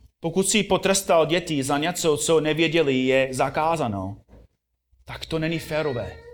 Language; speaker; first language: Czech; non-native, fluent; English